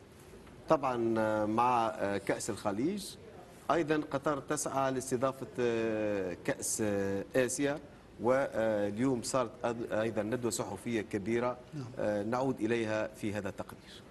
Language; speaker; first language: Arabic; native; Arabic